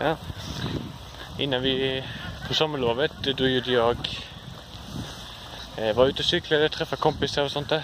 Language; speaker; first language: Swedish; native; Swedish